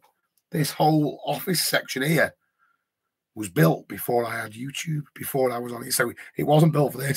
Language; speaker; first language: English; native; English